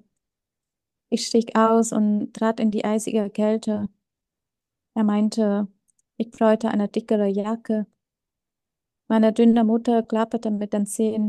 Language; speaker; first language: German; early bilingual, other home language; Vietnamese